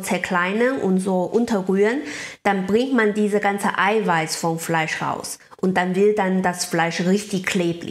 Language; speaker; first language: German; non-native, learner; Chinese